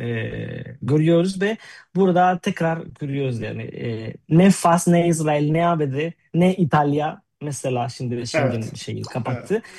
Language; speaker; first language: Turkish; non-native, fluent; Spanish